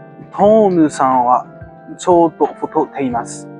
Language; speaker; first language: Japanese; non-native, learner; English